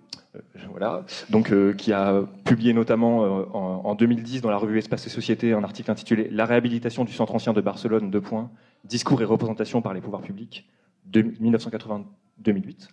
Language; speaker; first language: French; native; French